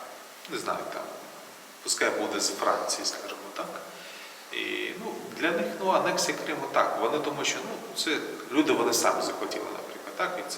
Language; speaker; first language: Ukrainian; non-native, local second language; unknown